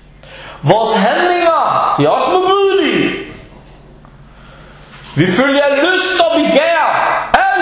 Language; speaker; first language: Danish; non-native, fluent; Arabic